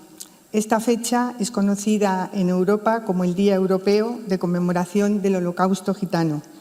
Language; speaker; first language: Spanish; native; Spanish